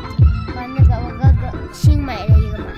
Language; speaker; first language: Chinese; non-native, local second language; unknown